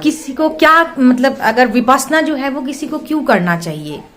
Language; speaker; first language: Hindi; native; Hindi